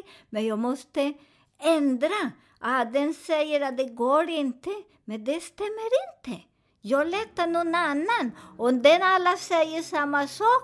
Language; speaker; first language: Swedish; non-native, learner; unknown